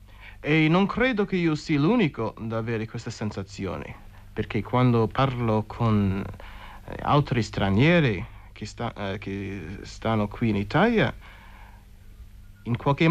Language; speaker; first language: Italian; non-native, fluent; English